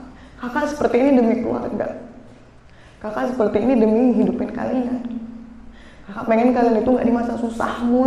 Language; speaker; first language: Indonesian; native; Indonesian